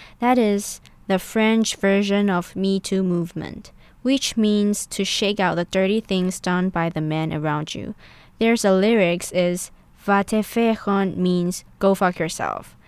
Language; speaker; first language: English; non-native, fluent; Chinese